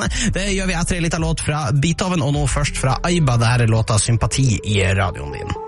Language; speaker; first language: Norwegian; native; Norwegian